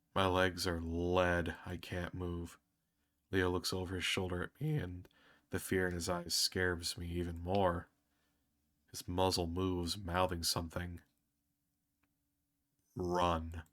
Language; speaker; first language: English; native; English